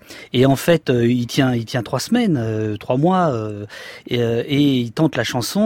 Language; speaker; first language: French; native; French